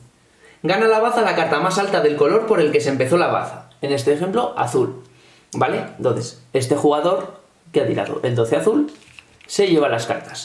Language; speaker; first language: Spanish; native; Spanish